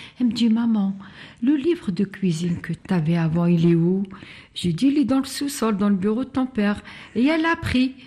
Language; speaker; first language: French; non-native, local second language; Arabic